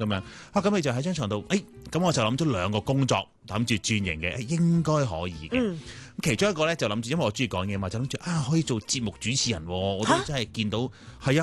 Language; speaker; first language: Cantonese; native; Cantonese